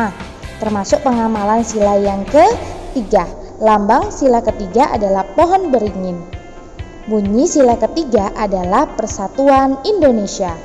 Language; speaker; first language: Indonesian; native; Indonesian